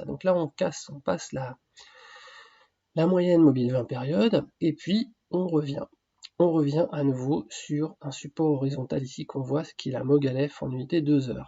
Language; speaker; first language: French; native; French